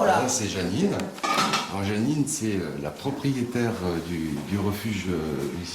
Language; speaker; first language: French; native; French